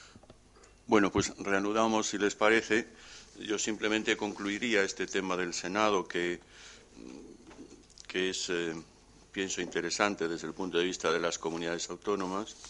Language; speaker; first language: Spanish; native; Spanish